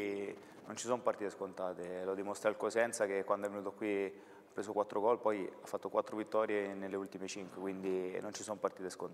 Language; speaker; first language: Italian; native; Italian